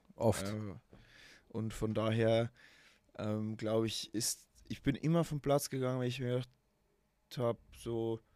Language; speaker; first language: German; native; German